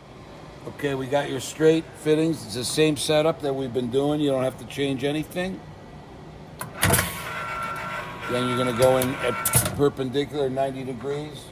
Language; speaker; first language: English; native; English